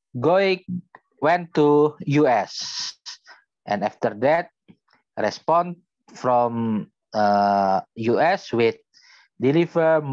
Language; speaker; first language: English; non-native, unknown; Indonesian